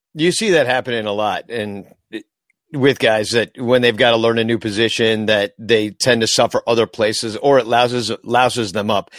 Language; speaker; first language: English; native; English